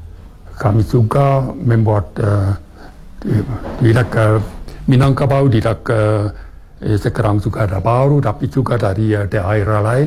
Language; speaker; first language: Indonesian; non-native, fluent; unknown